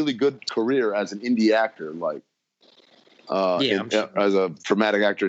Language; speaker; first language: English; native; English